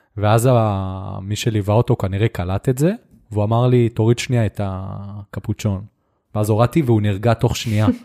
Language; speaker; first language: Hebrew; native; Hebrew